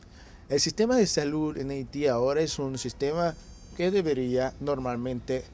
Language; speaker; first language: Spanish; non-native, fluent; Haitian Creole